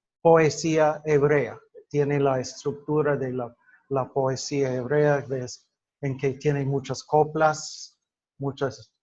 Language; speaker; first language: Spanish; non-native, fluent; English